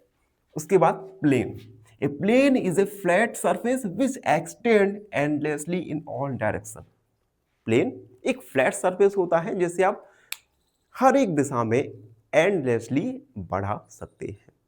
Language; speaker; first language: Hindi; native; Hindi